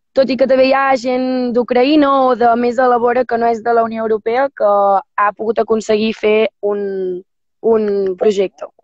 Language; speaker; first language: Catalan; native; Catalan